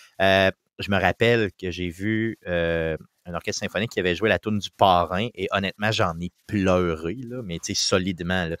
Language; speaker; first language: French; native; French